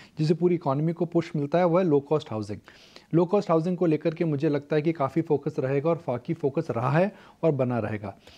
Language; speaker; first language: Hindi; native; Hindi